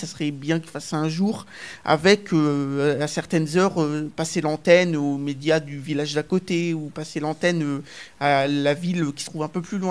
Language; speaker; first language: French; native; French